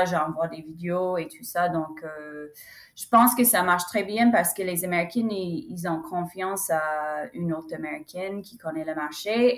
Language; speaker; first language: French; non-native, fluent; English